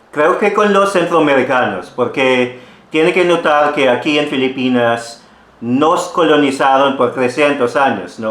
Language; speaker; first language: Spanish; non-native, fluent; Filipino